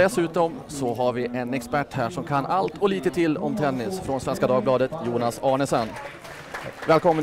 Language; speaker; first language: Swedish; native; Swedish